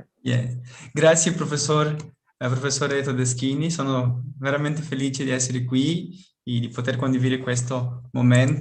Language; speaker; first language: Italian; non-native, learner; Portuguese